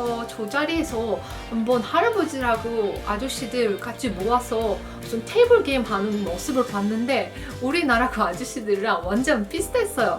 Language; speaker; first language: Korean; non-native, fluent; Azerbaijani